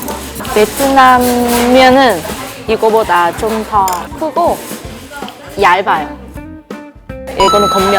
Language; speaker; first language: Korean; non-native, fluent; Vietnamese